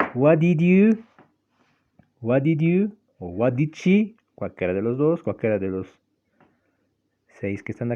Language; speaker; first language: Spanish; non-native, local second language; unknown